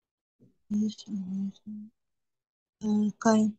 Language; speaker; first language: German; non-native, learner; Arabic